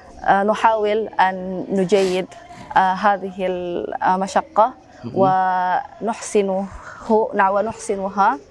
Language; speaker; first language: Arabic; non-native, fluent; Indonesian